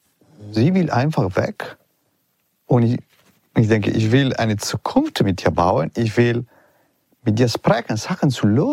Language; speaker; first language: German; non-native, learner; Italian